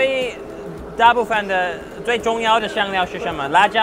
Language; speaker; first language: Chinese; non-native, learner; English